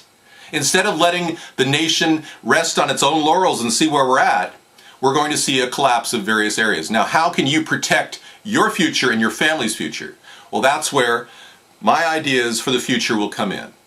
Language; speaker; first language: English; native; English